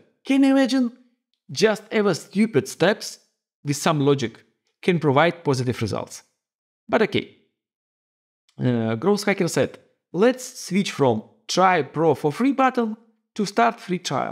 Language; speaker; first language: English; non-native, fluent; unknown